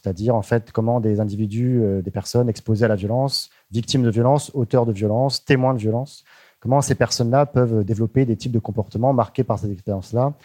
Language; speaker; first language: French; native; French